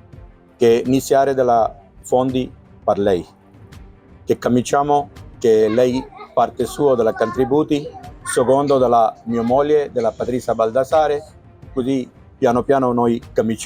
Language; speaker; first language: Italian; non-native, learner; Urdu